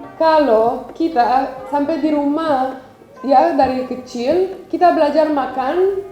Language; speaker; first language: Indonesian; non-native, fluent; Romanian